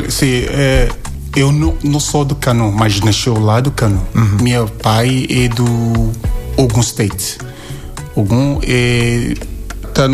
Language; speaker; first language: Portuguese; non-native, learner; Yoruba